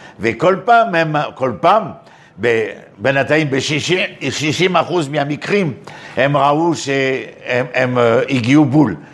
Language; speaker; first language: Hebrew; non-native, fluent; French